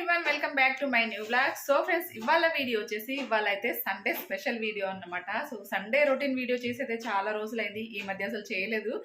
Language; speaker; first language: Telugu; non-native, local second language; Lambadi